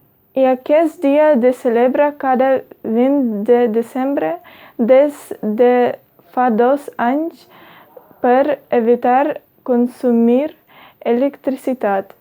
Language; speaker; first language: Catalan; non-native, learner; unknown